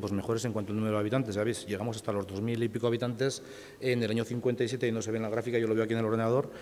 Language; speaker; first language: Spanish; native; Spanish